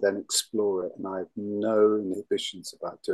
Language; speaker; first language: English; native; English